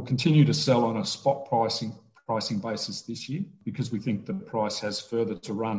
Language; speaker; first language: English; native; English